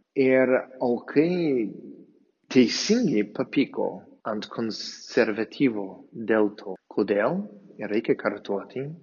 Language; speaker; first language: Lithuanian; non-native, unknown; English